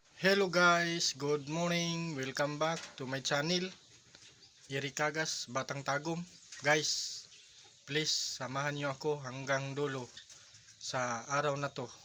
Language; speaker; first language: Filipino; non-native, local second language; Cebuano